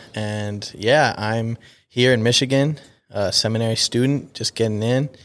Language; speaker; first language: English; native; English